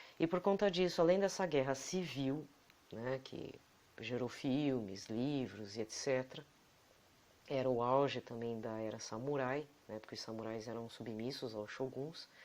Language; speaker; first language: Portuguese; native; Portuguese